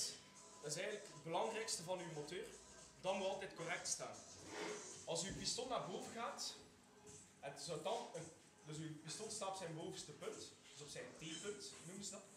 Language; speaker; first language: Dutch; native; Dutch